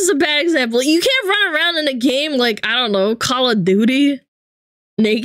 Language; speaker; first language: English; native; English